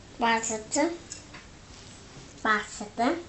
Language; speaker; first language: Turkish; early bilingual, heritage; Turkish